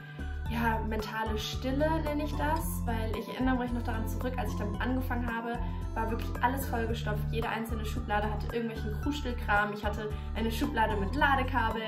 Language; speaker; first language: German; native; German